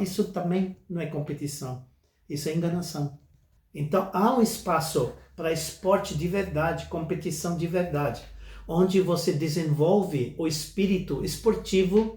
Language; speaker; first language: Portuguese; non-native, fluent; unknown